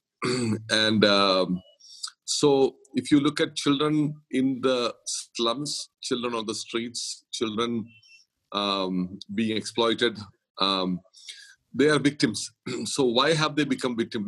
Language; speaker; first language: English; non-native, local second language; Malayalam